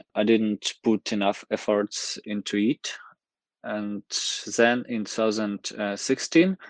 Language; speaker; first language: English; non-native, fluent; Ukrainian